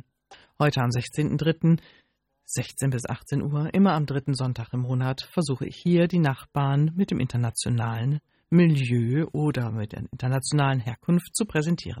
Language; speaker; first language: German; native; German